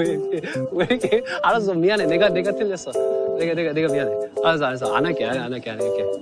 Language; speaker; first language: Korean; non-native, fluent; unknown